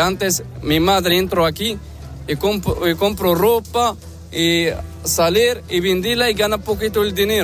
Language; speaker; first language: Spanish; non-native, learner; Arabic